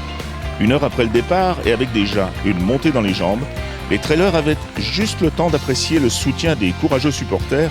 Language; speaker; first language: French; native; French